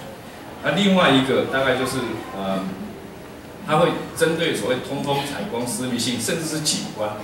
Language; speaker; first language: Chinese; native; Chinese